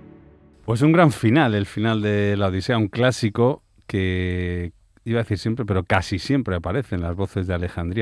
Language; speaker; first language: Spanish; native; Spanish